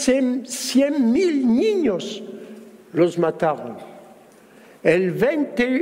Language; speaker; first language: Spanish; early bilingual, heritage; Spanish